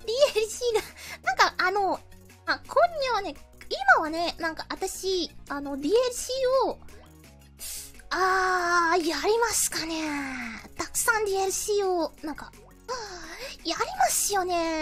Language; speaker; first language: Japanese; non-native, learner; Indonesian